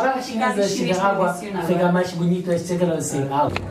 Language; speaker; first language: Portuguese; non-native, learner; Chinese